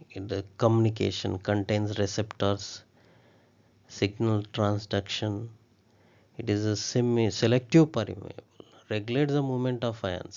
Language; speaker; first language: English; non-native, local second language; Telugu